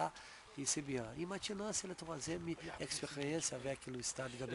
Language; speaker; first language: French; non-native, fluent; Portuguese